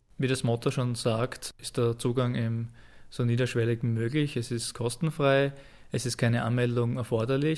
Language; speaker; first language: German; native; German